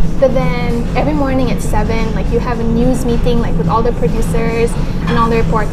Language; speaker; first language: English; non-native, local second language; Malay